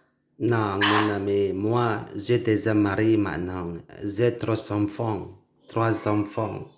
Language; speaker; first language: French; non-native, learner; Indonesian